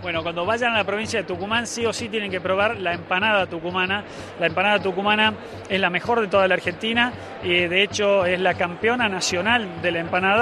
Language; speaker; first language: Spanish; native; Spanish